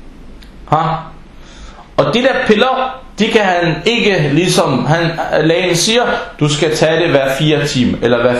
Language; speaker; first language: Danish; non-native, fluent; Arabic